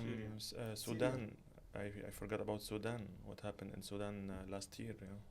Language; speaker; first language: English; non-native, learner; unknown